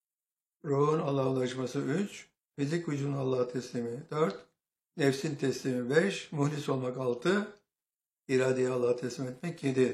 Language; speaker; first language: Turkish; native; Turkish